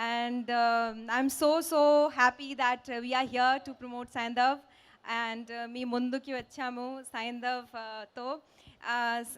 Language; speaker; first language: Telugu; non-native, learner; Hindi